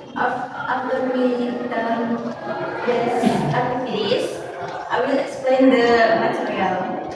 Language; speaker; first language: English; non-native, learner; Indonesian